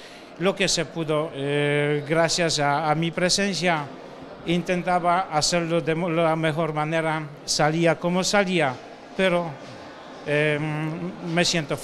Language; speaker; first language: Spanish; non-native, fluent; Polish